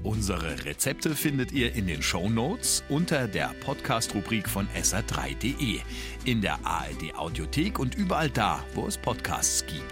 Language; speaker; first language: German; native; German